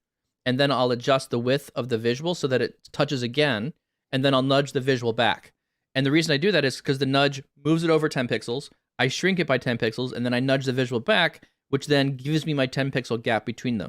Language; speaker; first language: English; native; English